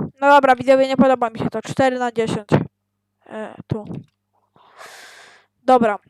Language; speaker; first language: Polish; native; Polish